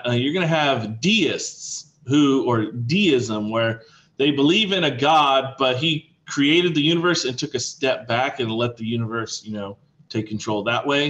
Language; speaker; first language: English; native; English